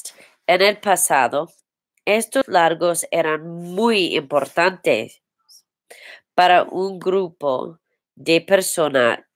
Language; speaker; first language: Spanish; non-native, learner; English